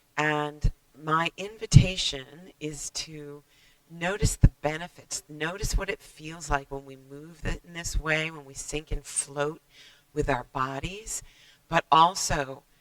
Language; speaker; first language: English; native; English